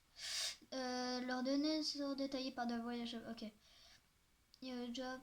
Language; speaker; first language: French; native; French